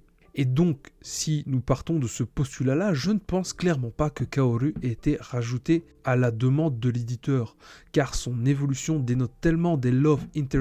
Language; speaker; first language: French; native; French